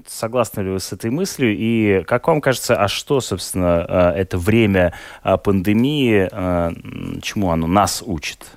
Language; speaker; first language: Russian; native; Russian